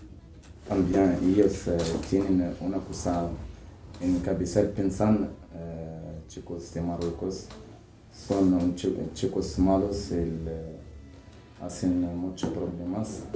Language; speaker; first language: Spanish; non-native, learner; Arabic